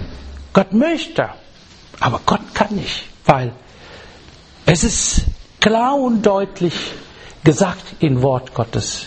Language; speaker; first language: German; non-native, learner; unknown